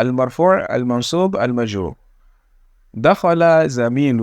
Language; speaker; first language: Arabic; non-native, fluent; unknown